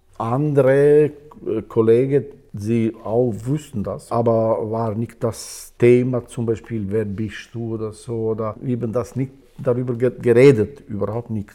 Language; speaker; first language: German; non-native, learner; Albanian